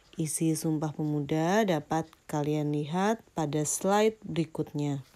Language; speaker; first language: Indonesian; native; Indonesian